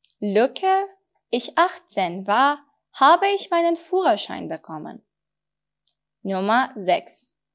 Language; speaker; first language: German; non-native, fluent; Persian